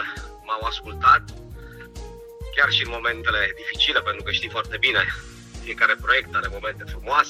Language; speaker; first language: Romanian; native; Romanian